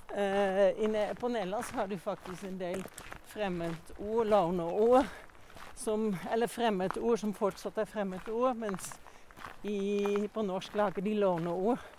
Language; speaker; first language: Norwegian; non-native, fluent; Dutch